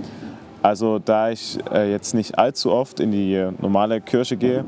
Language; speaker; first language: German; native; German